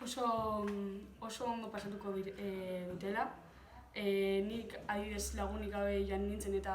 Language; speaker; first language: Basque; non-native, local second language; Spanish